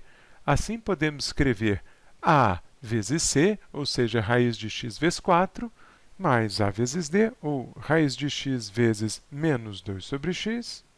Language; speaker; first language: Portuguese; native; Portuguese